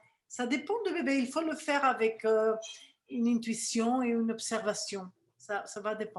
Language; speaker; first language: French; non-native, fluent; Spanish